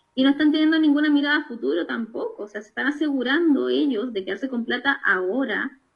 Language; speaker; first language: Spanish; native; Spanish